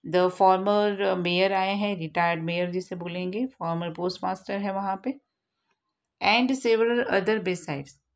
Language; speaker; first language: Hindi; non-native, local second language; Gujarati